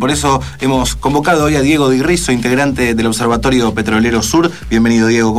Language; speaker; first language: Spanish; native; Spanish